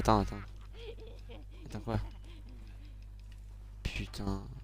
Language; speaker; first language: French; native; French